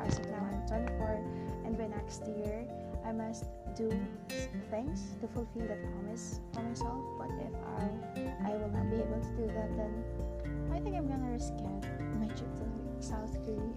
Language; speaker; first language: English; non-native, local second language; Masbatenyo